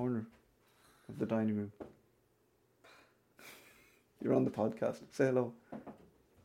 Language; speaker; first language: English; native; English